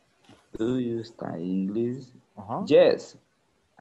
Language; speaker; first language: English; non-native, learner; Spanish